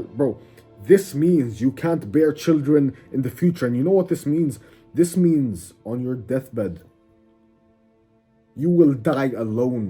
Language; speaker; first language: English; native; English